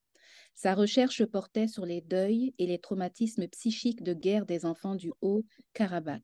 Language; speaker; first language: French; native; French